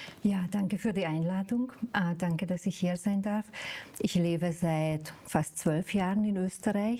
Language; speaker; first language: German; non-native, fluent; Hungarian